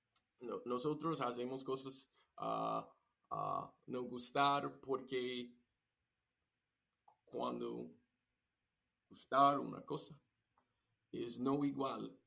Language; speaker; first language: Spanish; non-native, learner; English